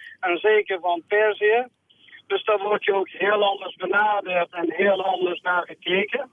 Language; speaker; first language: Dutch; non-native, fluent; Persian